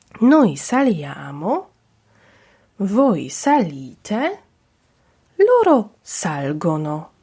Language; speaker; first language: Italian; non-native, fluent; Polish